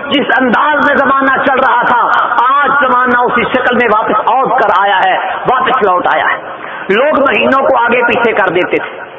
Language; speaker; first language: Urdu; native; Urdu